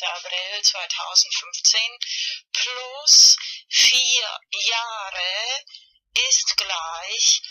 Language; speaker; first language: German; non-native, fluent; Spanish